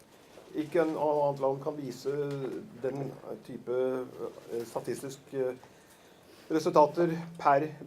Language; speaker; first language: Norwegian; native; Norwegian